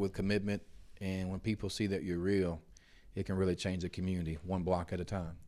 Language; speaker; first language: English; native; English